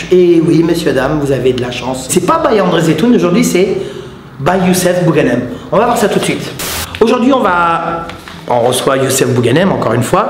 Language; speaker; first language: French; native; French